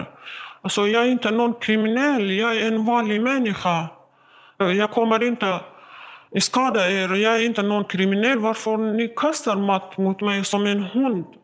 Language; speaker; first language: Swedish; non-native, learner; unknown